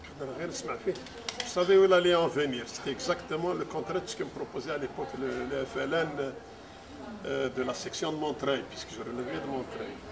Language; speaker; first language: French; non-native, local second language; Arabic